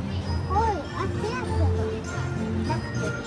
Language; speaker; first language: Swedish; early bilingual, other home language; Mongolian